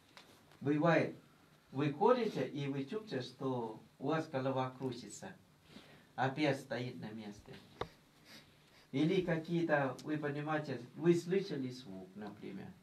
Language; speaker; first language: Russian; non-native, learner; Thai